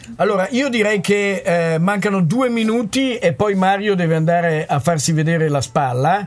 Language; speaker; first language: Italian; native; Italian